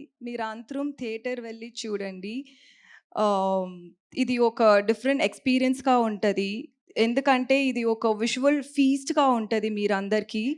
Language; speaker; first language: Telugu; non-native, learner; Tamil